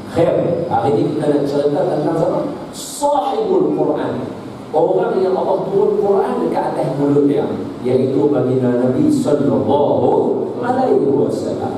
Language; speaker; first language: Malay; native; Malay